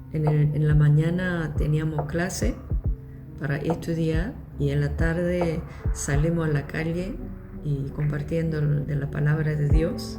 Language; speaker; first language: Spanish; non-native, local second language; Korean